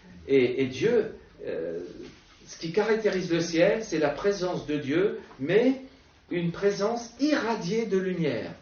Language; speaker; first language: French; native; French